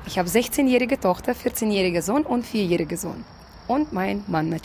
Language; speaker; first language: German; non-native, fluent; Russian